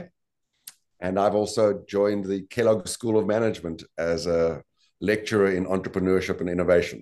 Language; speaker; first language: English; native; English